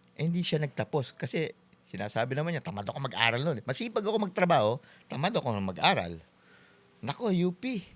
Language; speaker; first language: Filipino; native; Filipino